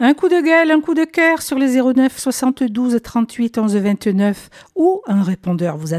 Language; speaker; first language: French; native; French